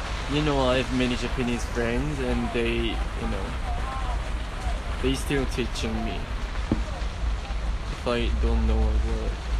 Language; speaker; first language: English; non-native, fluent; Korean